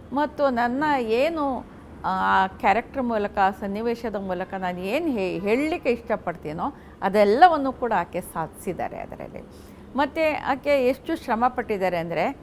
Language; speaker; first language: Kannada; non-native, local second language; Urdu